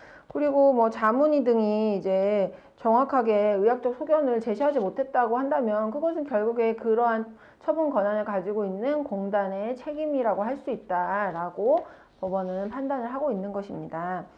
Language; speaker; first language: Korean; native; Korean